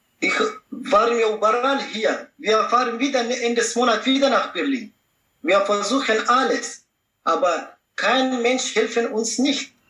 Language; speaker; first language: German; non-native, learner; Pashto